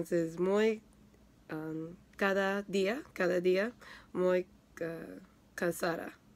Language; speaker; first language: Spanish; non-native, learner; English